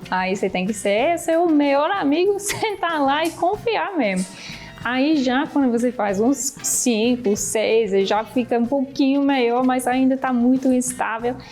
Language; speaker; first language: Portuguese; non-native, fluent; English